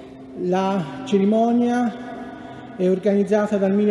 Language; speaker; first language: Italian; native; Italian